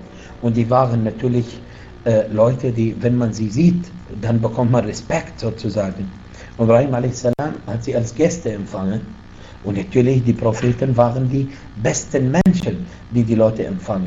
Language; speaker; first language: German; non-native, fluent; Arabic